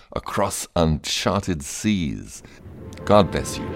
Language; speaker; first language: English; native; English